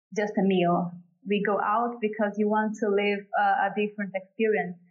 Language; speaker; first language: English; non-native, fluent; Portuguese